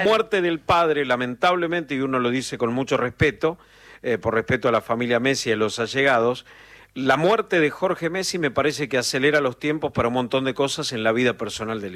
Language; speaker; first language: Spanish; native; Spanish